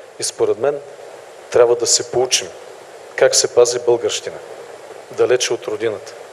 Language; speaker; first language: Bulgarian; native; Bulgarian